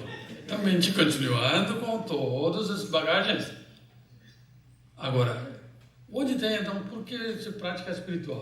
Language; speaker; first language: Portuguese; non-native, fluent; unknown